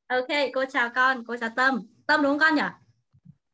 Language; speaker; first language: Vietnamese; native; Vietnamese